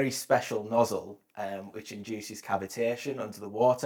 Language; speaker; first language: English; native; English